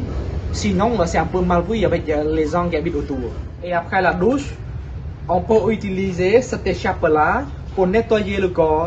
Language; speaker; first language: French; non-native, fluent; Khmer